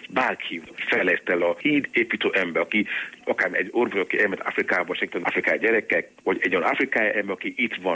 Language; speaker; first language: Hungarian; non-native, learner; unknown